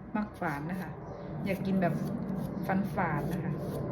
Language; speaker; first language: Thai; native; Thai